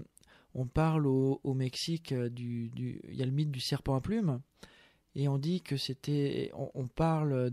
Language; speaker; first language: French; native; French